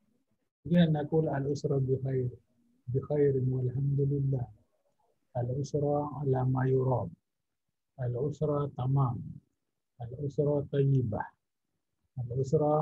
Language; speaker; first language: Arabic; non-native, fluent; Indonesian